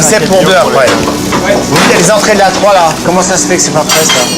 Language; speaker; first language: French; native; French